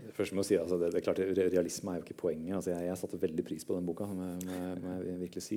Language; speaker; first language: Norwegian; native; Norwegian